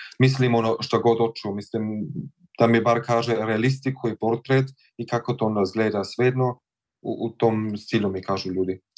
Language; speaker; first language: Serbian; early bilingual, heritage; Croatian